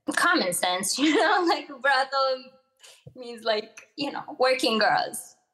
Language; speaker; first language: English; early bilingual, other home language; Arabic